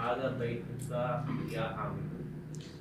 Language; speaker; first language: Arabic; non-native, learner; Urdu